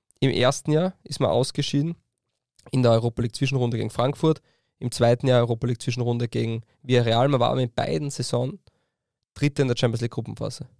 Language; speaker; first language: German; native; German